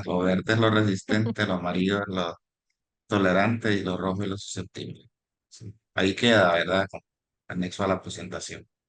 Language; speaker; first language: Spanish; native; Spanish